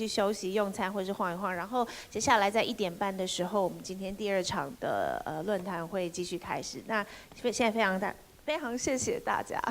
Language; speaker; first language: Chinese; native; Chinese